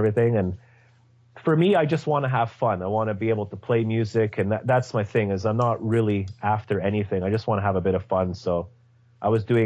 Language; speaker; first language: English; native; English